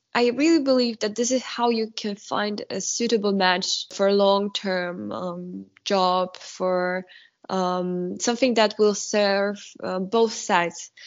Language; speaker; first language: English; non-native, fluent; Polish